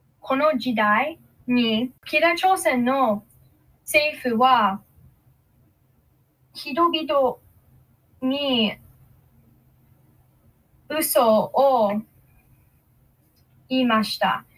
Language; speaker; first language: Japanese; non-native, learner; English